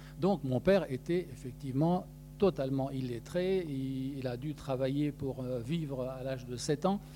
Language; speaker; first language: French; non-native, local second language; Arabic